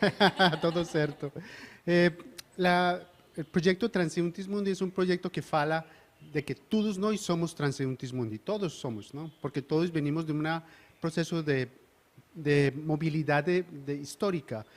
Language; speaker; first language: Portuguese; non-native, learner; Spanish